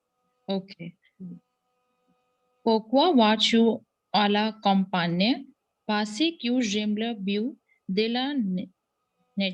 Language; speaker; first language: French; non-native, learner; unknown